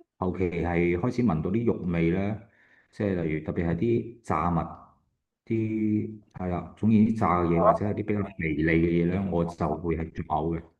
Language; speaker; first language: Cantonese; native; Cantonese